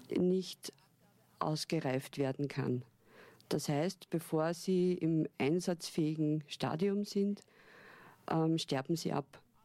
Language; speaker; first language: German; native; German